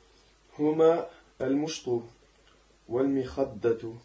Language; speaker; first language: Arabic; non-native, learner; French